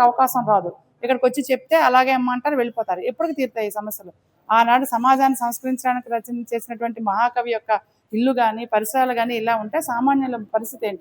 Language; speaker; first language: Telugu; native; Telugu